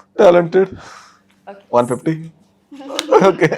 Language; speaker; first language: Malayalam; non-native, learner; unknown